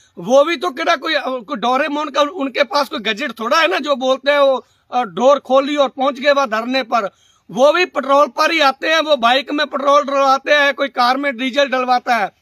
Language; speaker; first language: Hindi; non-native, local second language; Punjabi